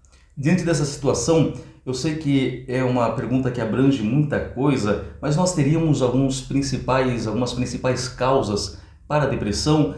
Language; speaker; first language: Portuguese; native; Portuguese